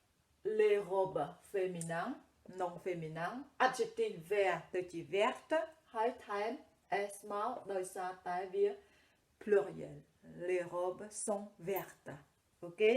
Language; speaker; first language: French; non-native, fluent; Khmer